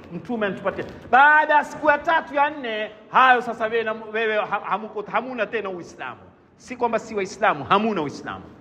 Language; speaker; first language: Swahili; native; Swahili